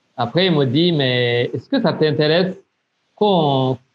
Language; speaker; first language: French; non-native, local second language; Rundi